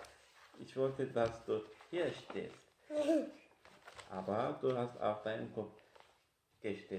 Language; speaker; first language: German; non-native, fluent; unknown